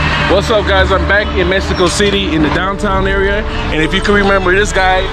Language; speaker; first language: English; native; English